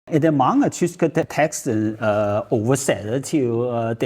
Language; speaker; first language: Danish; non-native, learner; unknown